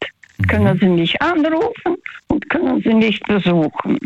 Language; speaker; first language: German; early bilingual, heritage; German